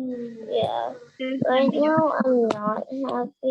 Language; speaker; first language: English; non-native, learner; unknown